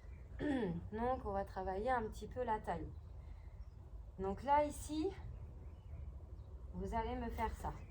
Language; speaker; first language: French; native; French